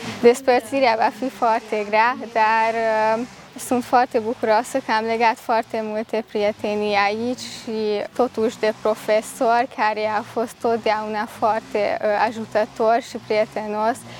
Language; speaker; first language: Romanian; early bilingual, heritage; Romanian